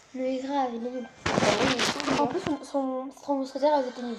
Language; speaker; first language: French; native; French